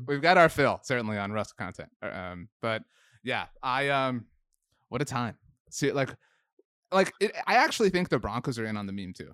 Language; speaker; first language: English; native; English